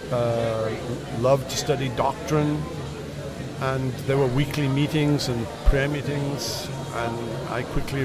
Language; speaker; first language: English; native; English